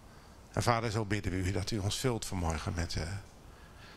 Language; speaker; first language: Dutch; native; Dutch